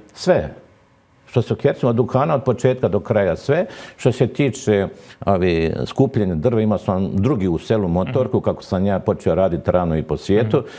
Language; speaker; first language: Croatian; native; Croatian